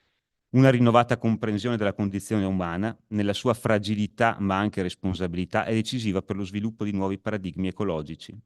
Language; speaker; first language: Italian; native; Italian